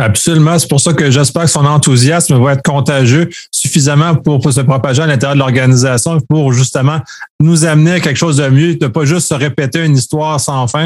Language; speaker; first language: French; native; French